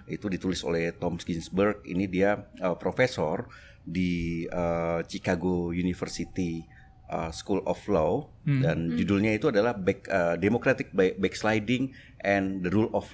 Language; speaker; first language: Indonesian; native; Indonesian